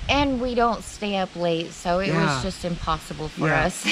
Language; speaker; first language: English; native; English